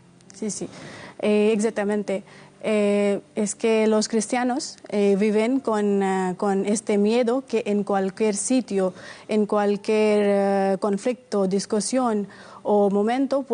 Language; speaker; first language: Spanish; non-native, fluent; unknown